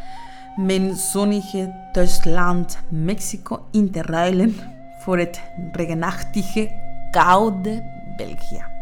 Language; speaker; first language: Dutch; non-native, fluent; Spanish